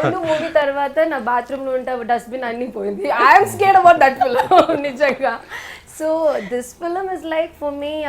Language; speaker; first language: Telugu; non-native, learner; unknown